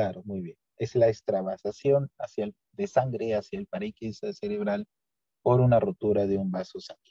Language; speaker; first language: Spanish; native; Spanish